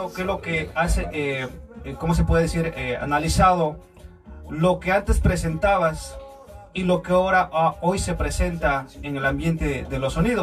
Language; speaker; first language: Spanish; native; Spanish